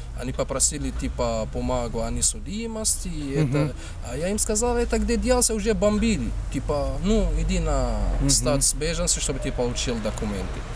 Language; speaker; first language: Russian; non-native, fluent; Arabic